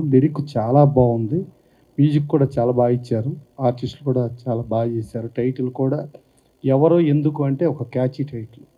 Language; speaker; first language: Telugu; native; Telugu